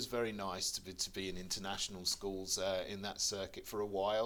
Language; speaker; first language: English; native; English